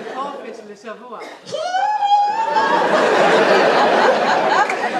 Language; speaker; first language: Hebrew; non-native, local second language; Arabic